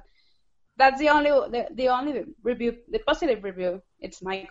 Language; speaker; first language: English; non-native, fluent; Spanish